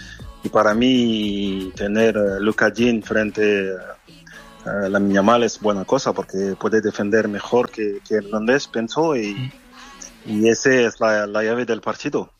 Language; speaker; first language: Spanish; non-native, fluent; French